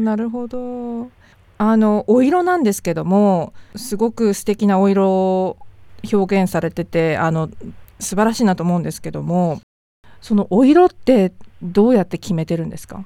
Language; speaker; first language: Japanese; native; Japanese